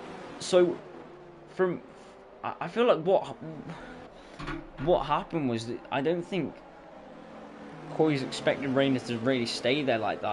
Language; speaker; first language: English; native; English